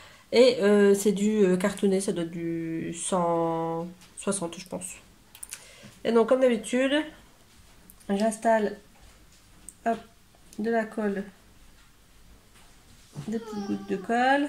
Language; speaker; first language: French; native; French